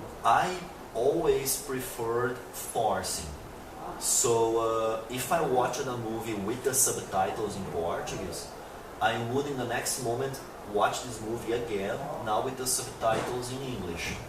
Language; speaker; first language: English; non-native, fluent; Portuguese